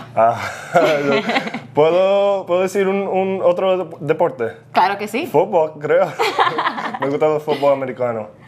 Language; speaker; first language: Spanish; early bilingual, heritage; Spanish